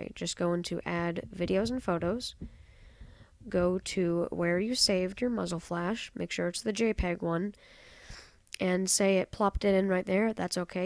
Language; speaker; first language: English; native; English